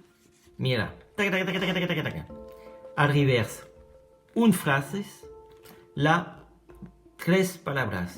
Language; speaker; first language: Spanish; non-native, learner; French